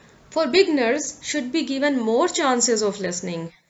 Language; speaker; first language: English; non-native, local second language; Urdu